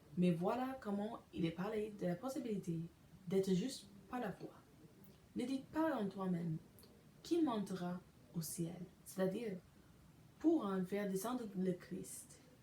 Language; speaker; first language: French; non-native, local second language; English